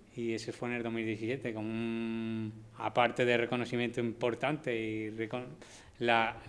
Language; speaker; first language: Spanish; native; Spanish